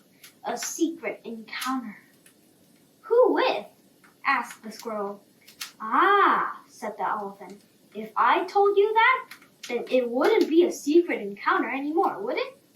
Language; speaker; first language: English; non-native, fluent; Korean